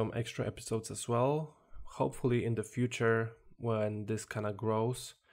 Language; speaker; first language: English; non-native, fluent; Polish